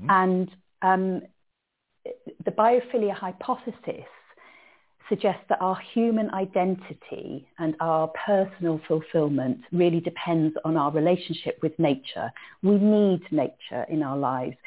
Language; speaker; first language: English; native; English